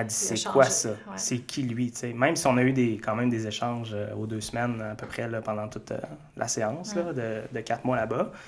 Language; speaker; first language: French; native; French